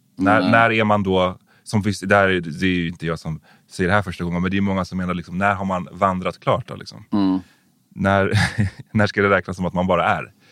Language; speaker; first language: Swedish; early bilingual, other home language; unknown